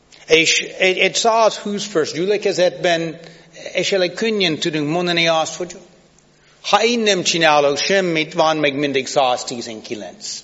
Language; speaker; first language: Hungarian; non-native, fluent; English